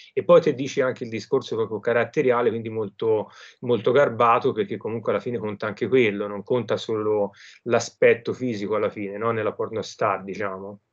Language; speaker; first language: Italian; native; Italian